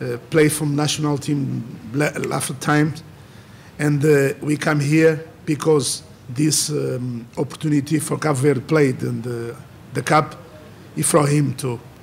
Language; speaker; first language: English; non-native, learner; Kabuverdianu